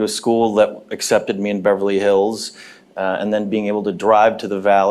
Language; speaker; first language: English; native; English